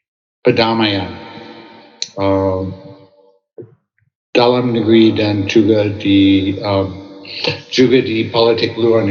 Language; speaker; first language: Indonesian; non-native, fluent; English